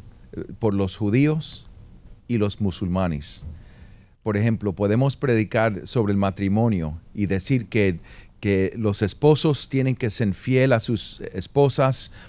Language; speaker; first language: Spanish; early bilingual, heritage; Spanish